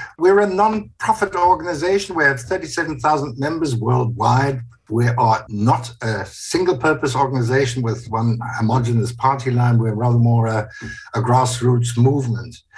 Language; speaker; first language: English; non-native, fluent; German